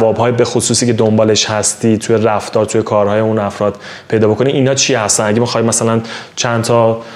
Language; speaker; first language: Persian; native; Persian